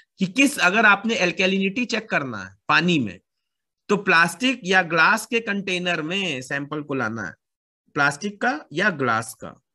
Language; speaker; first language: Hindi; native; Hindi